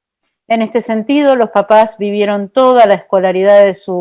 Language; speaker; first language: Spanish; native; Spanish